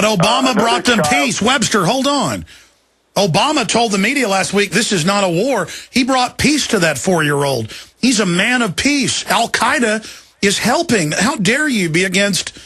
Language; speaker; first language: English; native; English